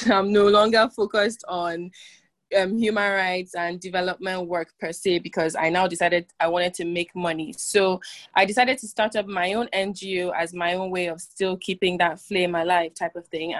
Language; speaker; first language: English; non-native, local second language; Igbo